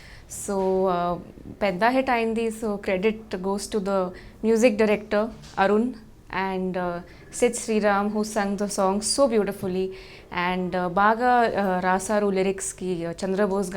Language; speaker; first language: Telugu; non-native, learner; Hindi